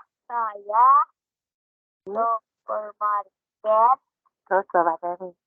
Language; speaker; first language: Indonesian; non-native, learner; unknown